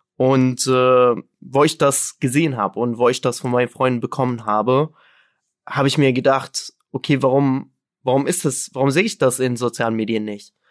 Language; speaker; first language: German; non-native, fluent; Arabic